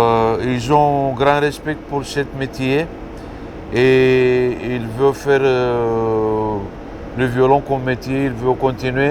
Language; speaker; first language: French; non-native, fluent; Romanian